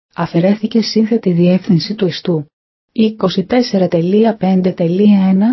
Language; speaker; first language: Greek; native; Greek